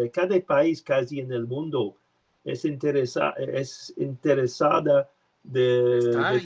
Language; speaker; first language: Spanish; non-native, learner; French